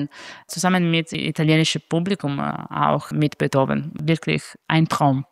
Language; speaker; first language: German; non-native, fluent; Italian